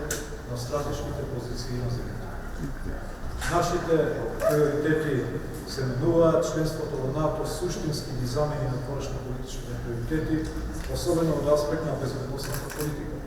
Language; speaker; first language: Macedonian; non-native, local second language; Albanian